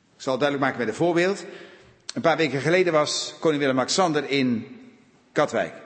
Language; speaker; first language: Dutch; native; Dutch